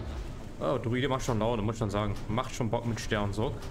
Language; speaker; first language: German; native; German